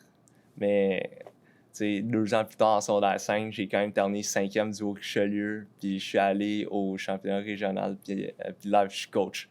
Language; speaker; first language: French; native; French